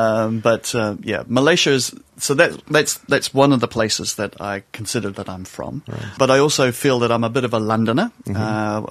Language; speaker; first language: English; native; English